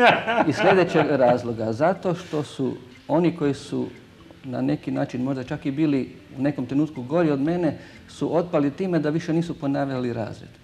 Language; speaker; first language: Croatian; native; Croatian